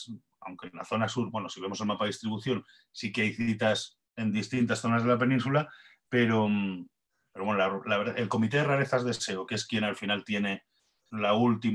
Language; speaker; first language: Spanish; native; Spanish